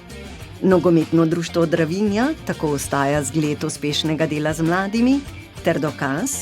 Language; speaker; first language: Slovenian; native; Slovenian